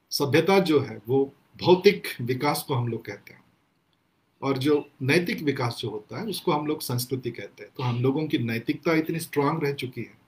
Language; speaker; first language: Hindi; non-native, local second language; Gondi